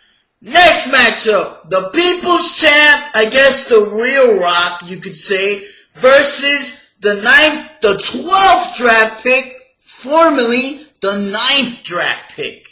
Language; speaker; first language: English; native; English